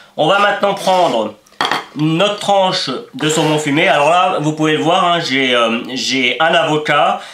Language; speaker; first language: French; native; French